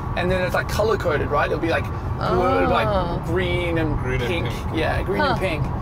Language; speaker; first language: English; native; English